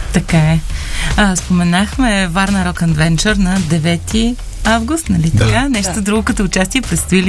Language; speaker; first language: Bulgarian; native; Bulgarian